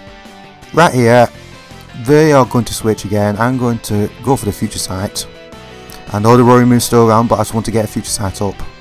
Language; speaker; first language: English; native; English